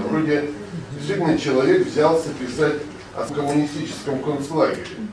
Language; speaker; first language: Russian; native; Russian